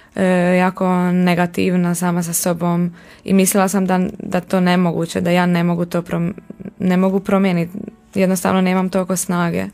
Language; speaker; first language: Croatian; non-native, local second language; Hungarian